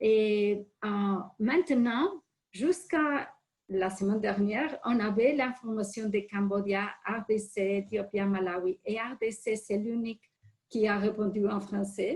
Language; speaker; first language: French; non-native, fluent; Spanish